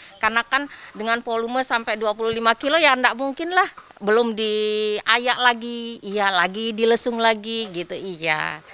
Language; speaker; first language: Indonesian; non-native, local second language; Sasak